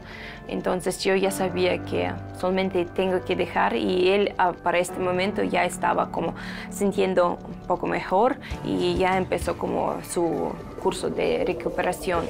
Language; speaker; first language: Spanish; non-native, fluent; Russian